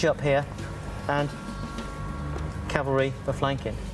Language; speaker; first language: English; native; English